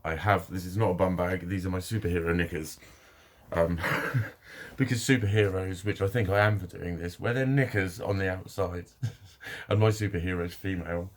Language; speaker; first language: English; native; English